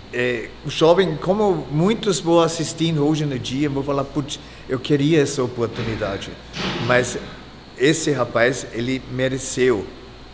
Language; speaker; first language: Portuguese; non-native, fluent; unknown